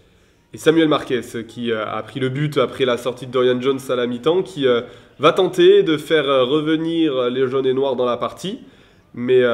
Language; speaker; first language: French; native; French